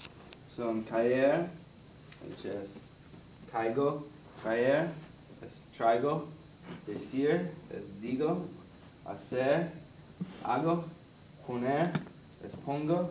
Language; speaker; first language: Spanish; non-native, learner; English